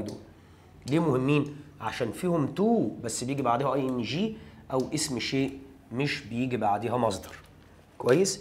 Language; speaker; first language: Arabic; native; Arabic